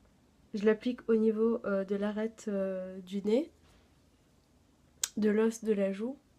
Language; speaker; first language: French; native; French